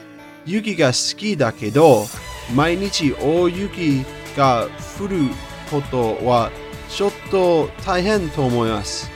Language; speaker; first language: Japanese; non-native, learner; English